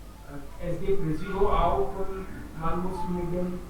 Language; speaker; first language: German; non-native, learner; Hindi